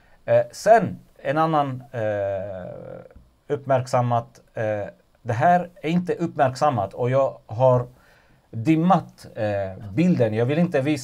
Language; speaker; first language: Swedish; non-native, fluent; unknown